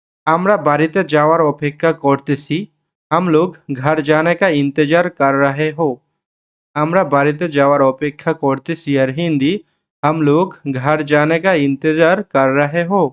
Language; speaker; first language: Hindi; non-native, learner; Bangla